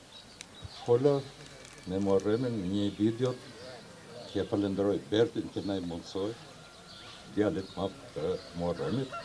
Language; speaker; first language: Albanian; native; Albanian